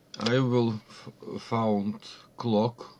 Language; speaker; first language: English; non-native, learner; Ukrainian